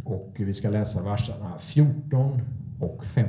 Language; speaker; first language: Swedish; non-native, fluent; English